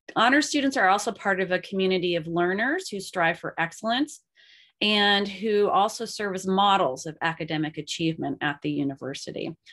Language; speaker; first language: English; native; English